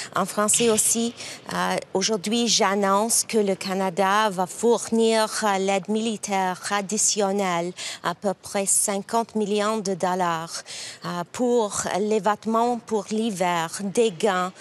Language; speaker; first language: French; non-native, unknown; English